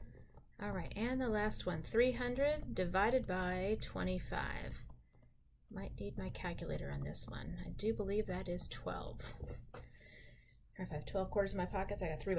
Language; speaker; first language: English; native; English